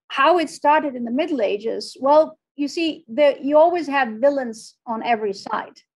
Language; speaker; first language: English; non-native, fluent; Arabic